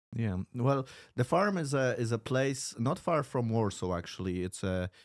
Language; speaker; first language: English; non-native, fluent; Polish